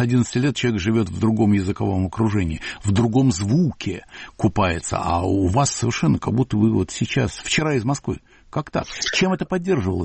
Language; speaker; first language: Russian; native; Russian